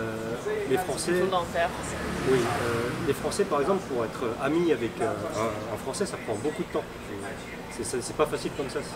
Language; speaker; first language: French; early bilingual, other home language; Min Nan Chinese